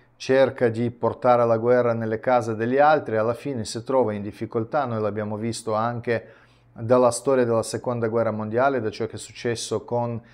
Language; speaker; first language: Italian; non-native, fluent; Russian